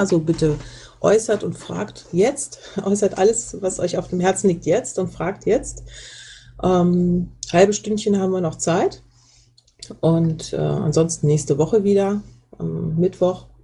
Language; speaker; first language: German; native; German